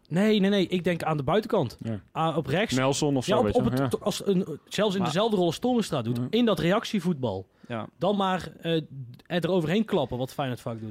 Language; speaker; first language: Dutch; native; Dutch